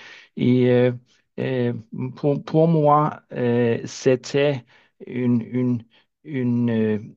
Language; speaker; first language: French; non-native, learner; Danish